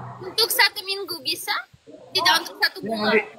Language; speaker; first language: Indonesian; non-native, fluent; Russian